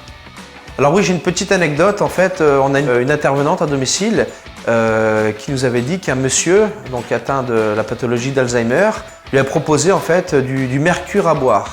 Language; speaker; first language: French; native; French